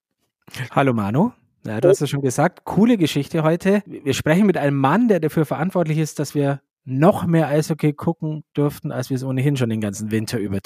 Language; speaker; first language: German; native; German